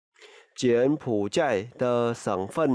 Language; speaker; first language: Chinese; non-native, fluent; Khmer